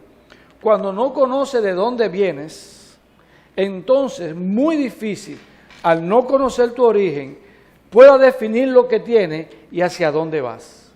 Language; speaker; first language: Spanish; native; Spanish